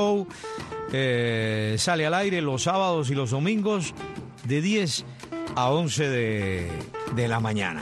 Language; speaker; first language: Spanish; native; Spanish